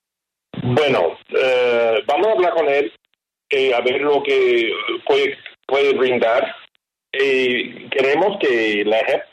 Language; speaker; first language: Spanish; non-native, fluent; English